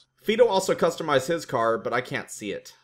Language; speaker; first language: English; native; English